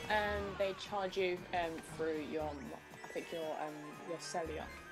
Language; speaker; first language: English; native; English